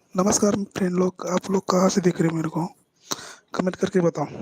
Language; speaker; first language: Hindi; non-native, local second language; Marathi